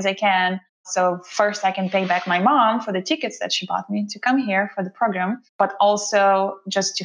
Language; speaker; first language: English; non-native, fluent; Russian